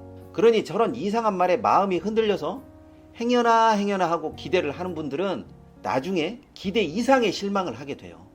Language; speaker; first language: Korean; native; Korean